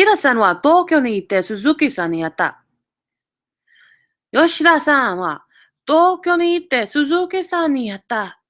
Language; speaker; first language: Japanese; non-native, fluent; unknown